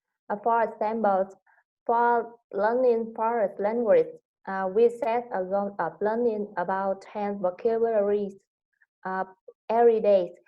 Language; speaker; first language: English; non-native, learner; Vietnamese